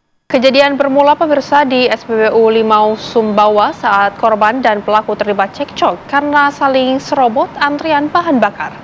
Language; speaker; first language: Indonesian; native; Indonesian